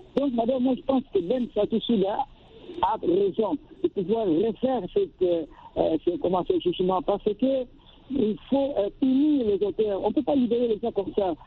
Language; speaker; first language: French; non-native, local second language; Lingala